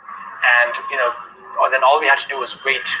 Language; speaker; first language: English; non-native, fluent; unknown